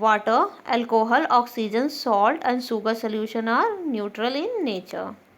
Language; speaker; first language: English; non-native, local second language; Hindi